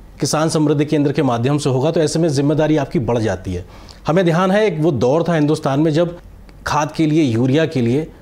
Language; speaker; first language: Hindi; native; Hindi